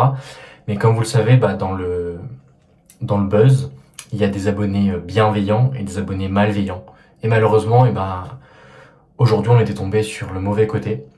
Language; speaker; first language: French; native; French